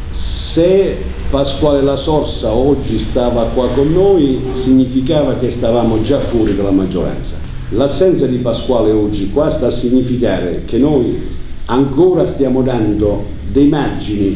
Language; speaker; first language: Italian; native; Italian